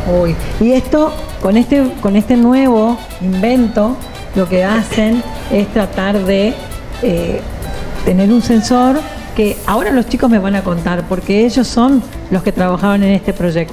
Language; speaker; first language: Spanish; native; Spanish